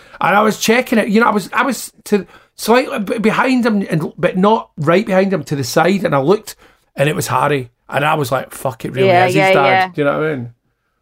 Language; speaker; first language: English; native; English